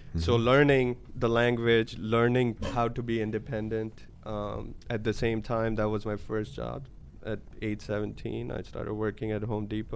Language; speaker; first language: English; non-native, local second language; Gujarati